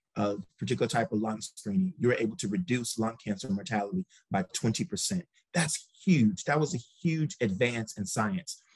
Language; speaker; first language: English; native; English